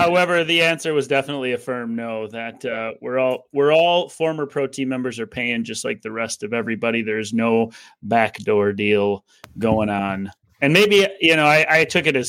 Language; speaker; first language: English; native; English